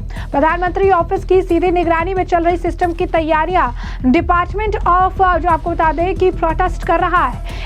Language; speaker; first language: Hindi; native; Hindi